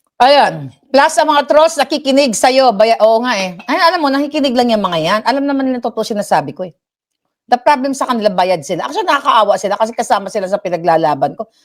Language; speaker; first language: Filipino; non-native, local second language; Hiligaynon